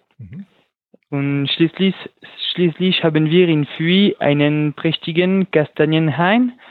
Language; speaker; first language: German; non-native, local second language; French